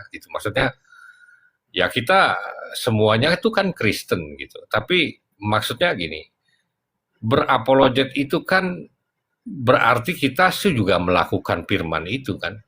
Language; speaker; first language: Indonesian; native; Indonesian